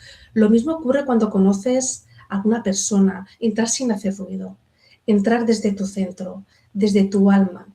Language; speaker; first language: Spanish; native; Spanish